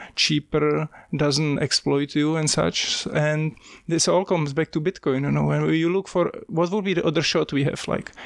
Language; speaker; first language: English; non-native, fluent; Czech